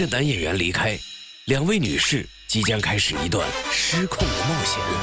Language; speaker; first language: Chinese; native; Chinese